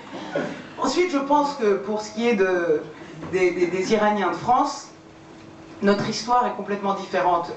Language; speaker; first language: French; early bilingual, other home language; Persian